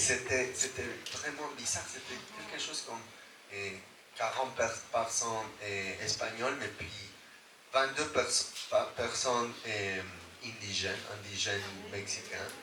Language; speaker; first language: French; non-native, fluent; Spanish